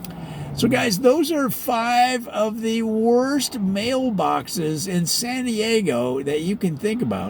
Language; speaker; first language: English; native; English